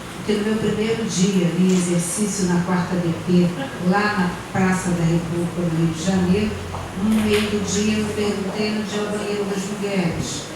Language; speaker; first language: Portuguese; native; Portuguese